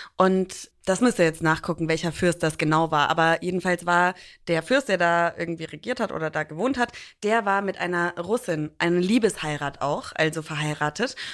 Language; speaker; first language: German; native; German